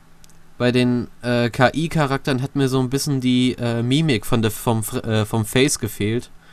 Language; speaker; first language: German; native; German